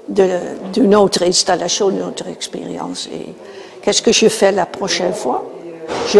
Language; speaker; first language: French; non-native, learner; Spanish